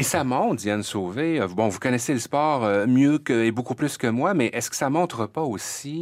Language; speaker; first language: French; native; French